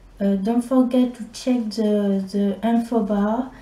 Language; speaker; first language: English; non-native, learner; French